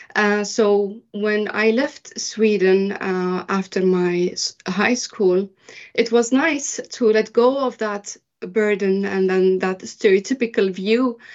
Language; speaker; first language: English; early bilingual, other home language; Arabic